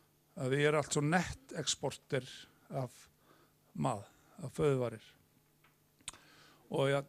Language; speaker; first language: Swedish; non-native, fluent; Icelandic